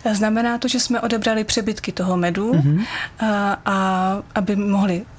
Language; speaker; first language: Czech; native; Czech